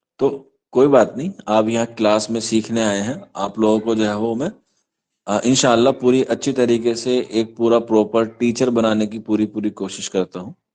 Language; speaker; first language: Urdu; native; Urdu